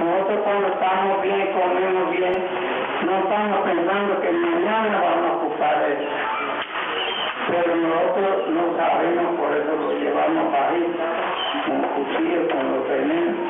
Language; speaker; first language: Spanish; non-native, local second language; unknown